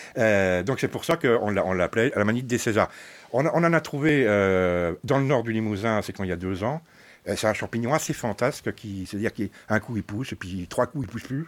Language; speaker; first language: French; native; French